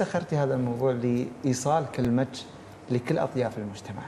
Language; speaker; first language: Arabic; native; Arabic